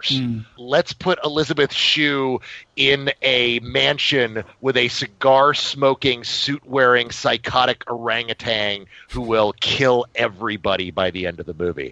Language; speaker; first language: English; native; English